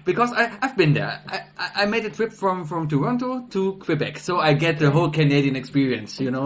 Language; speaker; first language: English; non-native, fluent; German